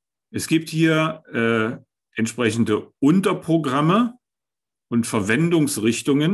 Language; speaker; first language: German; native; German